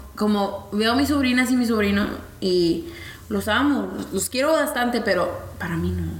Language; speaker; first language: Spanish; early bilingual, heritage; Spanish